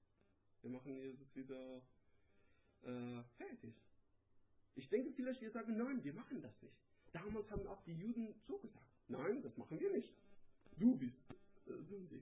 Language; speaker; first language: German; non-native, learner; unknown